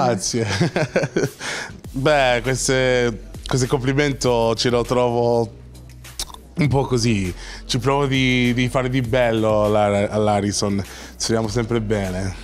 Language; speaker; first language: Italian; non-native, fluent; English